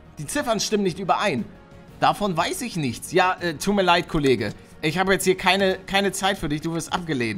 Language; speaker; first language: German; native; German